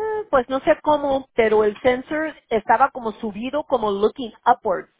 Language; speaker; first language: Spanish; early bilingual, heritage; Spanish